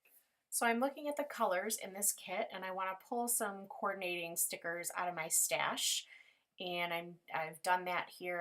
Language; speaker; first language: English; native; English